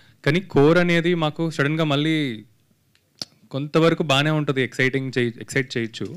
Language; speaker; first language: Telugu; native; Telugu